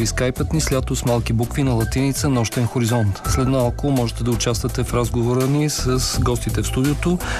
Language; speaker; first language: Bulgarian; native; Bulgarian